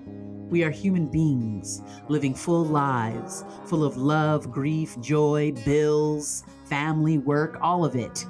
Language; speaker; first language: English; native; English